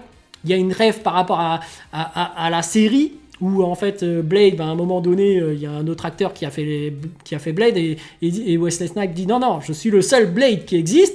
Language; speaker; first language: French; native; French